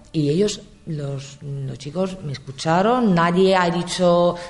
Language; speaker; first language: Spanish; non-native, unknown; Italian